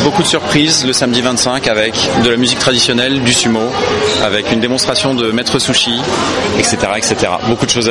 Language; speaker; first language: French; native; French